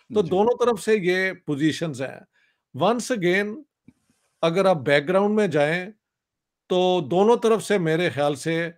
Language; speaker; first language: Urdu; non-native, local second language; Punjabi